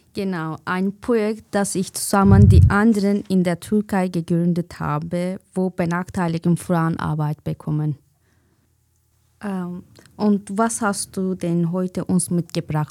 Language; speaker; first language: German; non-native, fluent; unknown